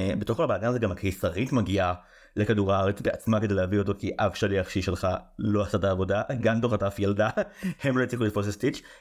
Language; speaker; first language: Hebrew; native; Hebrew